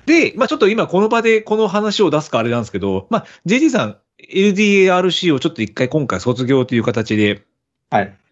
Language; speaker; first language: Japanese; native; Japanese